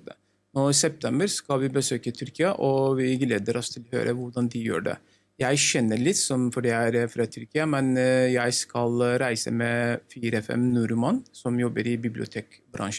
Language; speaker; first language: Norwegian; non-native, learner; Turkish